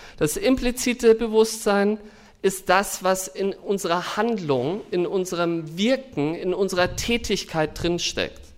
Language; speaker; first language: German; native; German